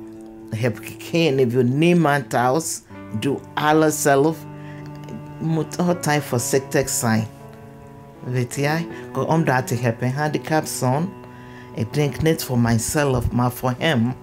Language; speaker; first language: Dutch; non-native, learner; English